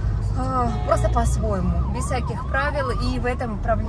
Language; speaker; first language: Russian; native; Russian